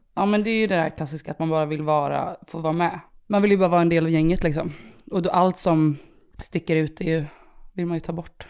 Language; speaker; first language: Swedish; early bilingual, other home language; Romanian